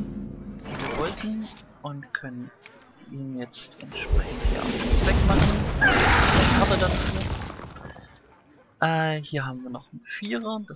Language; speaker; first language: German; native; German